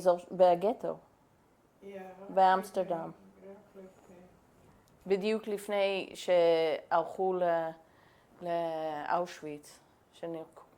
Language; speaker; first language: Hebrew; non-native, fluent; English